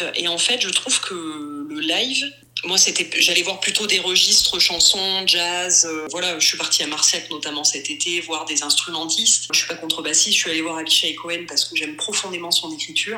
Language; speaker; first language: French; native; French